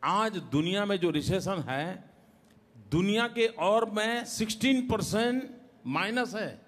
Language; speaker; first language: Hindi; non-native, local second language; Gujarati